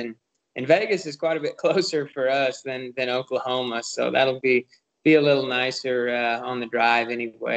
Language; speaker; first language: English; native; English